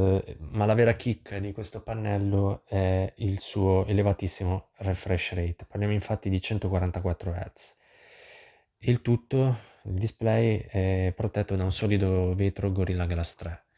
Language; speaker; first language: Italian; native; Italian